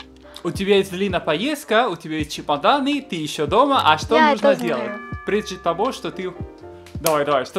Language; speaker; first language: Russian; non-native, fluent; Spanish